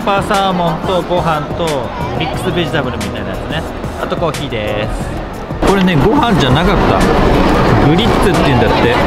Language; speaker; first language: Japanese; native; Japanese